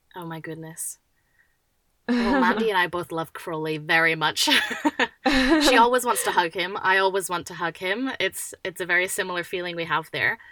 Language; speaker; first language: English; native; English